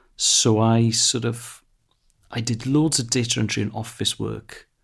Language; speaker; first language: English; non-native, local second language; Welsh